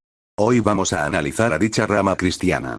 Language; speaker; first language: Spanish; native; Spanish